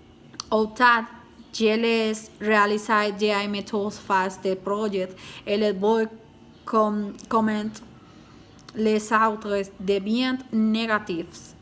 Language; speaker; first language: French; non-native, learner; Spanish